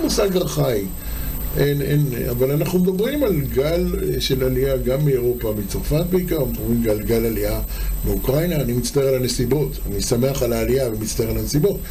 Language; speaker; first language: Hebrew; native; Hebrew